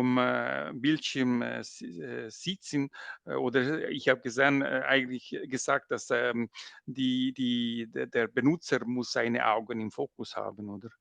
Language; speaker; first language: German; non-native, local second language; French